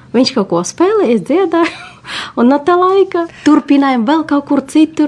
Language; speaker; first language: Latvian; non-native, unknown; Russian